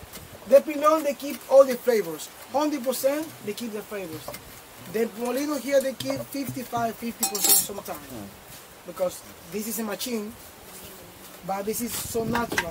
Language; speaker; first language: English; non-native, fluent; Spanish